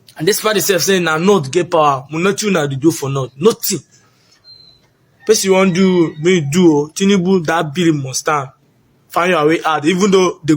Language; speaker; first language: Nigerian Pidgin; native; Nigerian Pidgin